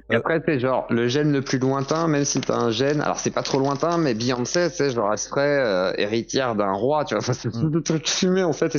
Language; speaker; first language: French; native; French